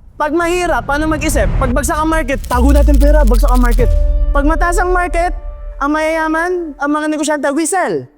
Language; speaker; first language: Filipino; native; Filipino